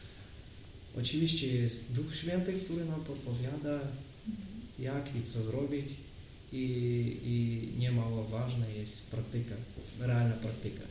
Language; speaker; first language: Polish; non-native, learner; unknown